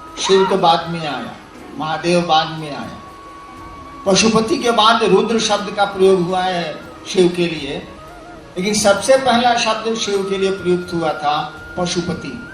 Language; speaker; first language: Hindi; native; Hindi